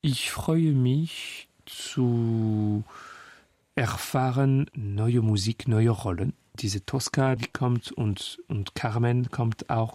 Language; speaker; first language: German; non-native, learner; French